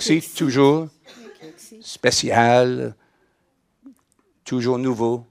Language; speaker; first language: French; non-native, fluent; English